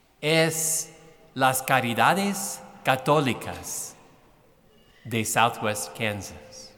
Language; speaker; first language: Spanish; non-native, fluent; English